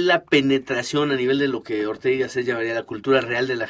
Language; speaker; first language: Spanish; native; Spanish